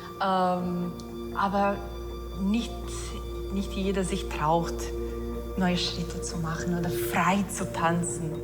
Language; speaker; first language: German; non-native, fluent; Portuguese